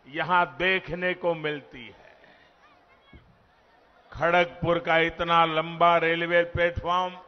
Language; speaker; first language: Hindi; native; Hindi